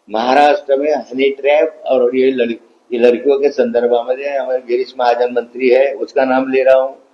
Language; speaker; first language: Hindi; non-native, local second language; Marathi